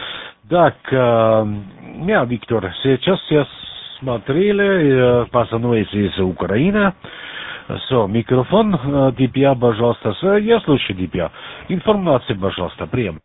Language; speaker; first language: Russian; non-native, learner; German